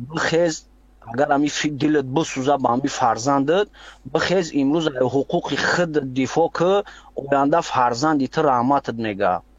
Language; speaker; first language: Tajik; native; Tajik